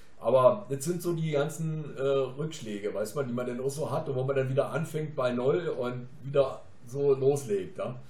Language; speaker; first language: German; native; German